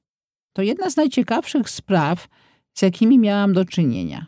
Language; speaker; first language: Polish; native; Polish